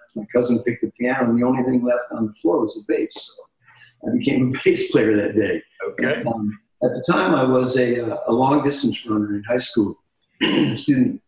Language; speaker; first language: English; native; English